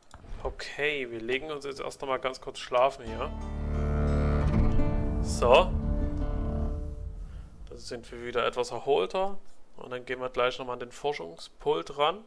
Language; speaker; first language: German; native; German